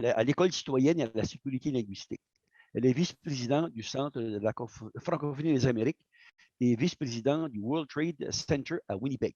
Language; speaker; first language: French; native; French